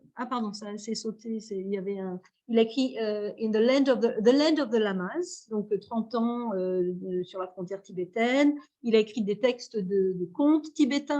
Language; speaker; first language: French; native; French